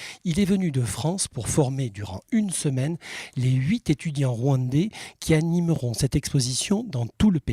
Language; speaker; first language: French; native; French